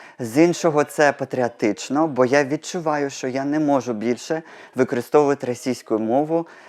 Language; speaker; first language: Ukrainian; non-native, local second language; Russian